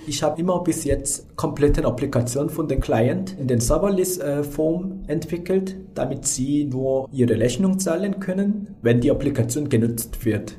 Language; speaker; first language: German; non-native, fluent; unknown